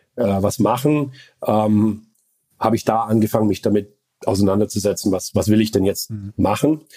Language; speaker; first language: German; native; German